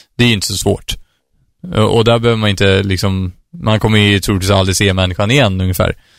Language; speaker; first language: Swedish; native; Swedish